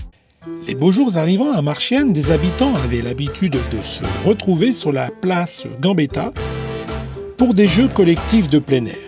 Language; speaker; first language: French; native; French